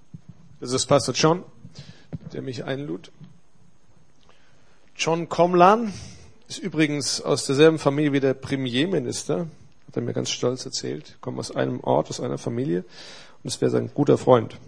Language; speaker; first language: German; native; German